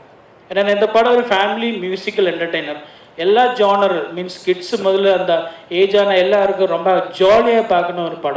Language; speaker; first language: Tamil; non-native, learner; Malayalam